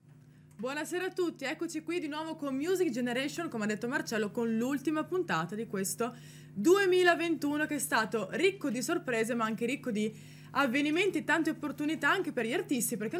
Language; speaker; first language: Italian; native; Italian